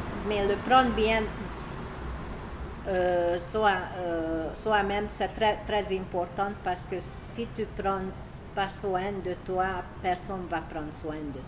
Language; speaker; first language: French; non-native, learner; Hungarian